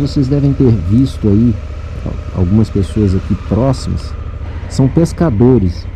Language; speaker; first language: Portuguese; native; Portuguese